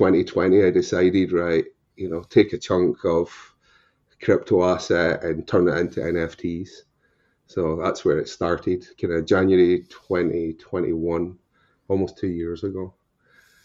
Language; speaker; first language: English; native; English